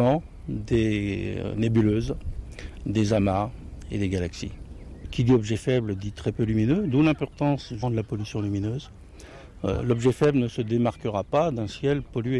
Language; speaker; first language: French; native; French